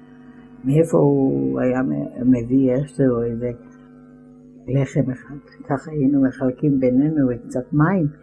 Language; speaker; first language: Hebrew; non-native, fluent; Ladino